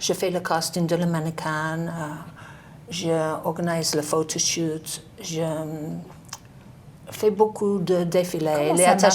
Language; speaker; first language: French; non-native, learner; English